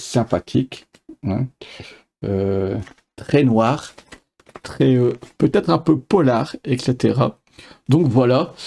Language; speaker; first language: French; native; French